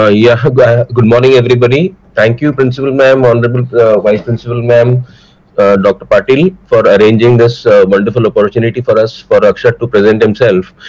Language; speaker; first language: English; non-native, local second language; Marathi